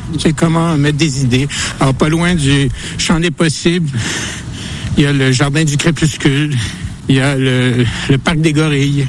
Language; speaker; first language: French; native; French